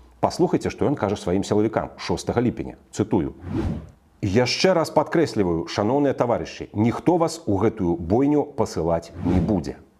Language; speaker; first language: Belarusian; native; Belarusian